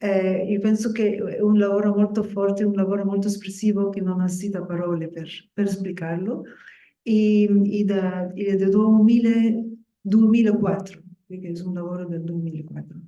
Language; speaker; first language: Italian; non-native, fluent; Spanish